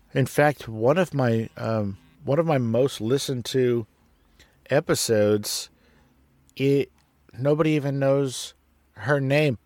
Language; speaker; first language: English; native; English